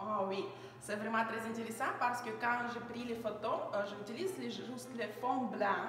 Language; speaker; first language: French; non-native, learner; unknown